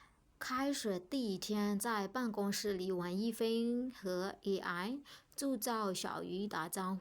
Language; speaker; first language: Chinese; non-native, fluent; Burmese